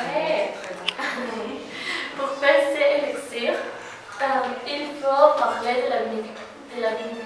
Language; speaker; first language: French; non-native, learner; Spanish